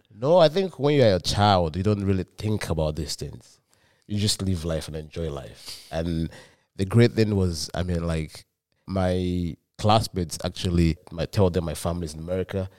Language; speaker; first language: English; non-native, local second language; Yoruba